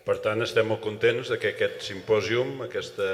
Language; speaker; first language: Catalan; native; Catalan